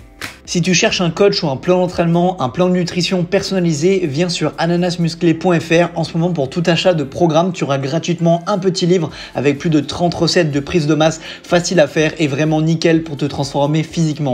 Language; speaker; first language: French; native; French